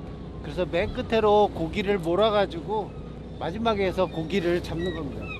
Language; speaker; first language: Korean; native; Korean